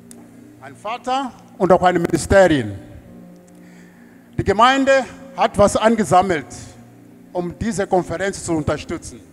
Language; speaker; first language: German; non-native, learner; Portuguese